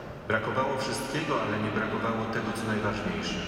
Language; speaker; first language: Polish; native; Polish